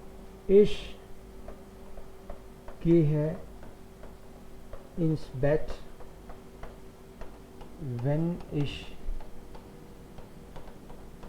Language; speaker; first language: German; non-native, fluent; Hindi